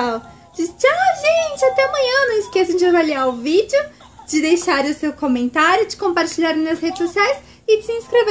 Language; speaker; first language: Portuguese; native; Portuguese